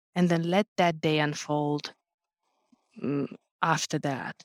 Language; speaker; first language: English; non-native, fluent; Lithuanian